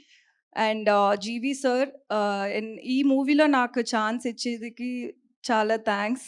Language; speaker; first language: Telugu; non-native, learner; Tamil